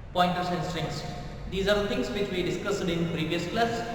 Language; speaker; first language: English; non-native, local second language; Kannada